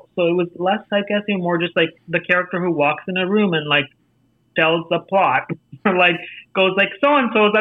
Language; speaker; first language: English; non-native, local second language; Hindi